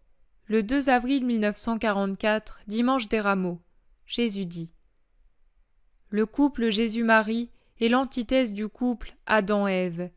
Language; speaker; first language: French; native; French